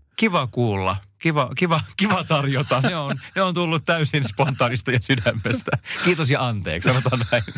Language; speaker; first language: Finnish; non-native, local second language; Swedish